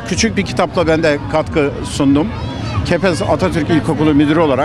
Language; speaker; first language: Turkish; native; Turkish